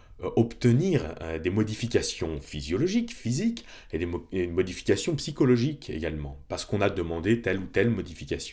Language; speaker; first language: French; native; French